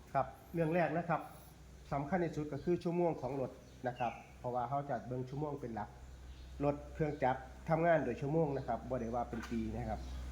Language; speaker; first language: Thai; native; Thai